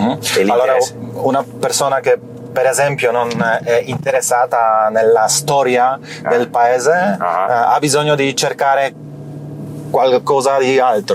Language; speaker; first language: Italian; non-native, learner; Polish